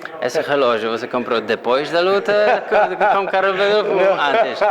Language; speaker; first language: Portuguese; non-native, fluent; Polish